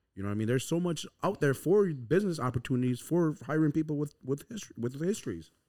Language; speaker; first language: English; native; English